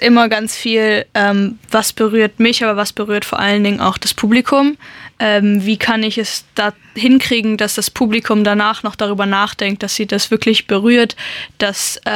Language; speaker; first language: German; non-native, local second language; Luxembourgish